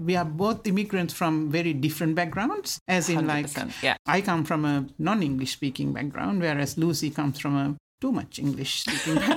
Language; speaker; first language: English; non-native, local second language; Sinhala